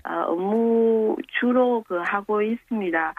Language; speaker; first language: Korean; non-native, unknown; Vietnamese